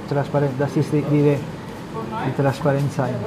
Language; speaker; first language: German; non-native, learner; Spanish